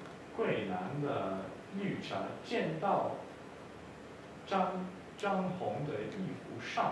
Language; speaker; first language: Chinese; non-native, learner; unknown